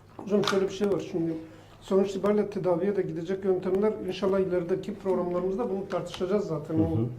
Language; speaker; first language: Turkish; non-native, local second language; Kurdish